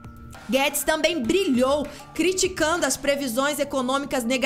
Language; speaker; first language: Portuguese; native; Portuguese